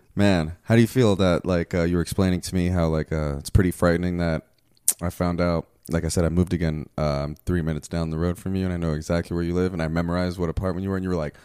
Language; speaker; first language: English; early bilingual, other home language; Spanish